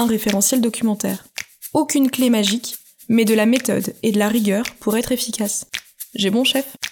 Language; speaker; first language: French; native; French